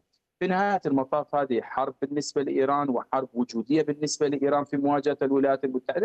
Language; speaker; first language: Arabic; non-native, fluent; Persian